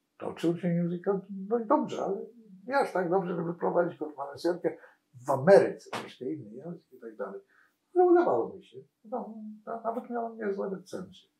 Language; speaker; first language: Polish; native; Polish